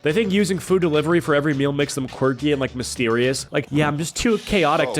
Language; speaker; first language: English; native; English